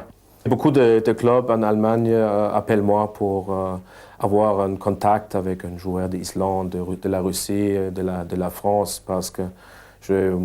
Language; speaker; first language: French; non-native, fluent; German